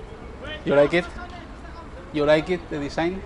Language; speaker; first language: English; non-native, learner; Spanish